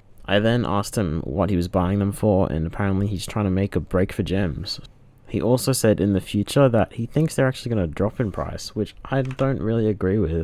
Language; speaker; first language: English; native; English